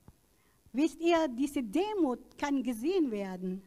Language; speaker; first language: German; non-native, learner; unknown